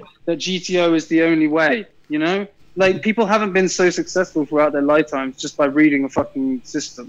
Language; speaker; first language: English; native; English